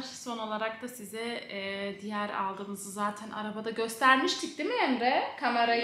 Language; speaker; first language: Turkish; native; Turkish